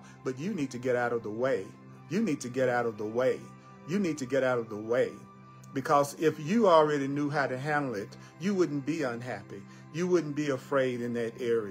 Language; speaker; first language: English; native; English